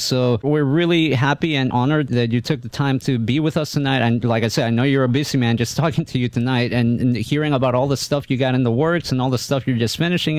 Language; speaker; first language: English; native; English